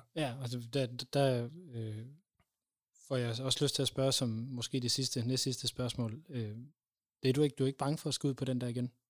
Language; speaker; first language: Danish; native; Danish